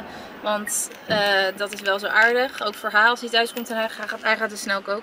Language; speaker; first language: Dutch; native; Dutch